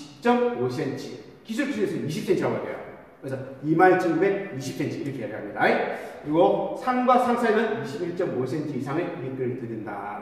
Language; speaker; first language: Korean; native; Korean